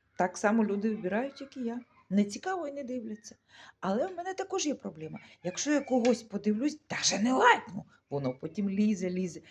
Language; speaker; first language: Ukrainian; non-native, local second language; Russian